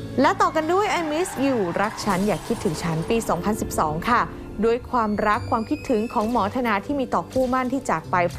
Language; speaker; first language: Thai; native; Thai